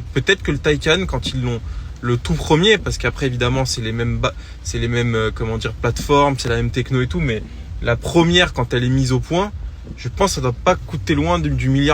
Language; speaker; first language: French; native; French